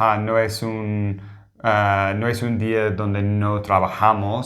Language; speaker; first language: Spanish; non-native, fluent; English